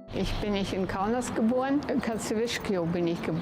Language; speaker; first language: German; non-native, fluent; Lithuanian